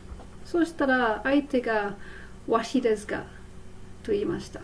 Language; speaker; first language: Japanese; non-native, fluent; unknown